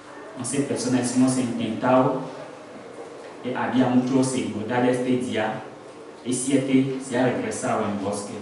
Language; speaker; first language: Spanish; non-native, learner; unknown